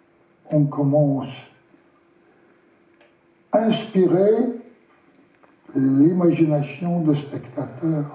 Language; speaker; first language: French; non-native, learner; Russian